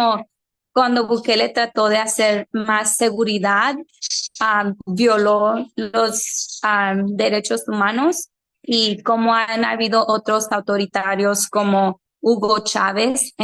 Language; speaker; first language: Spanish; early bilingual, heritage; Spanish